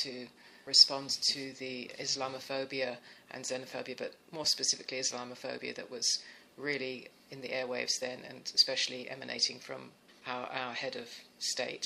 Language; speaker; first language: English; native; English